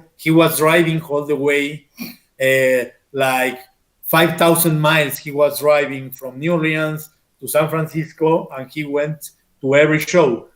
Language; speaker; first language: English; non-native, fluent; Spanish